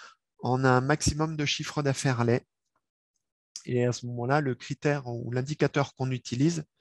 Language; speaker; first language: French; native; French